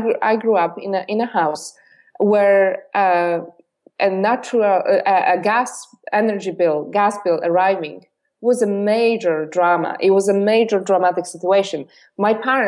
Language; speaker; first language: English; non-native, fluent; Polish